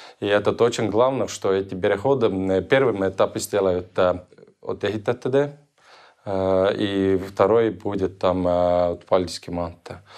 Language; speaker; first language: Russian; non-native, local second language; Estonian